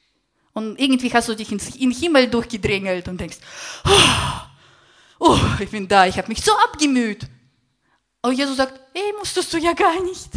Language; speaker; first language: German; non-native, fluent; Russian